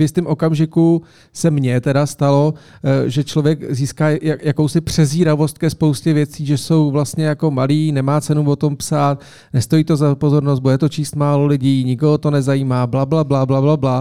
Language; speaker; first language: Czech; native; Czech